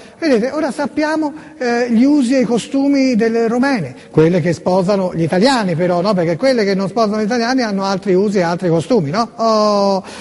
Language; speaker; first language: Italian; native; Italian